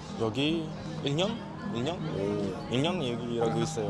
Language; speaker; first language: Korean; non-native, learner; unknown